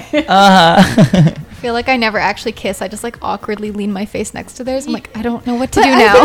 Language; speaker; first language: English; native; English